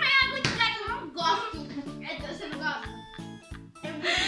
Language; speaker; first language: Portuguese; early bilingual, heritage; Portuguese